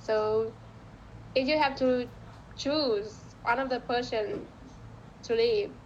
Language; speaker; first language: English; non-native, learner; Vietnamese